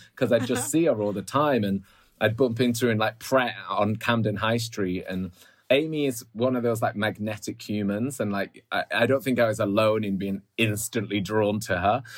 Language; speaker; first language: English; native; English